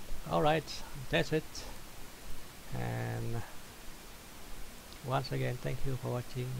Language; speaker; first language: English; non-native, local second language; Malay